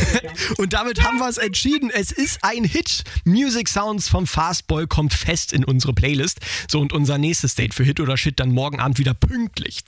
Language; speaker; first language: German; native; German